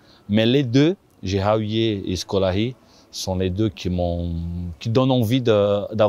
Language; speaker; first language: French; non-native, fluent; Portuguese